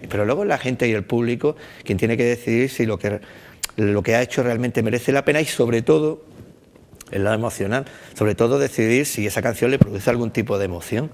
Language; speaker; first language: Spanish; native; Spanish